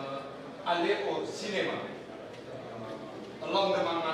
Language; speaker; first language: French; non-native, learner; Indonesian